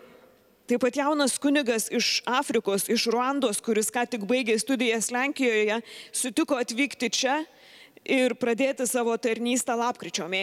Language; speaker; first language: Lithuanian; native; Lithuanian